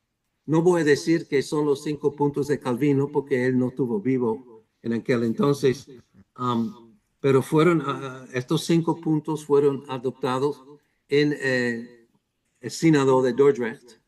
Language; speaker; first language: Spanish; non-native, fluent; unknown